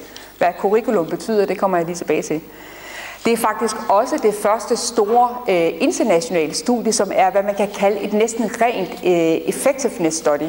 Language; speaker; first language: Danish; native; Danish